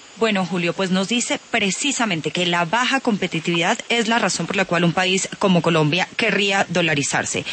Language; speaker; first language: Spanish; native; Spanish